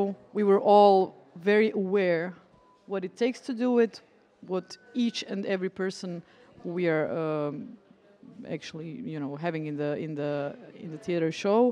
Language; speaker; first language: English; non-native, fluent; Croatian